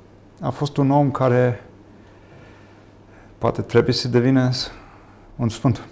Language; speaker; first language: Romanian; non-native, fluent; English